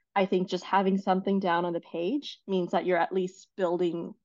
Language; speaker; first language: English; non-native, fluent; Chinese